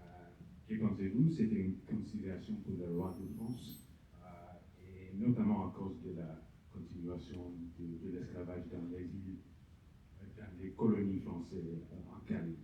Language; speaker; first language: French; non-native, fluent; English